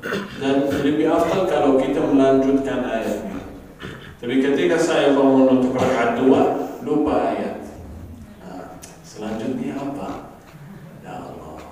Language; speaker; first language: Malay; non-native, fluent; Arabic